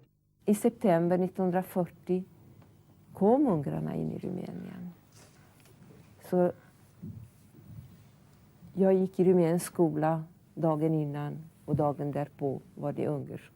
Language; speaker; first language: Swedish; non-native, fluent; Hungarian